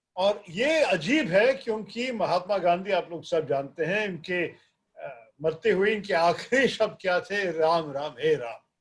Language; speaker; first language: Hindi; non-native, local second language; Malayalam